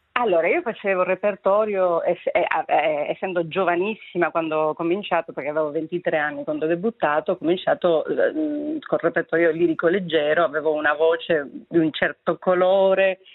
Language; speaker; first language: Italian; non-native, fluent; Spanish